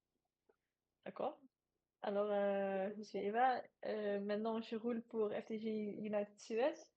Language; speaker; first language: French; non-native, learner; Dutch